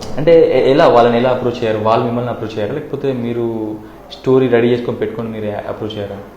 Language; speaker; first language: Telugu; native; Telugu